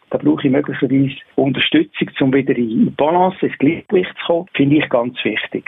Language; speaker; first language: German; native; German